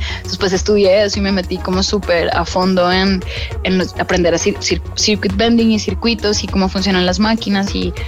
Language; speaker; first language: Spanish; native; Spanish